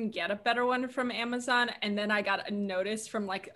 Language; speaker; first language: English; native; English